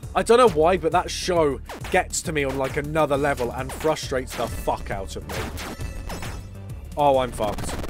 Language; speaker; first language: English; native; English